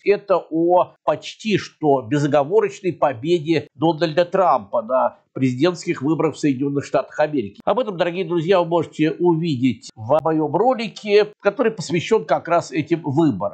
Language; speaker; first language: Russian; native; Russian